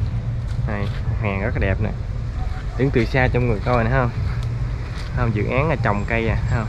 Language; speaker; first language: Vietnamese; native; Vietnamese